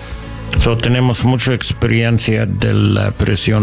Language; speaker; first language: Spanish; non-native, learner; English